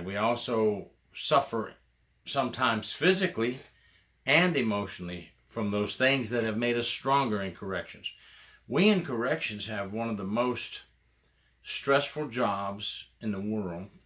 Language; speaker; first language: English; native; English